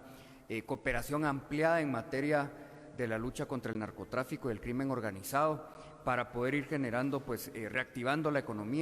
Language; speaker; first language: Spanish; native; Spanish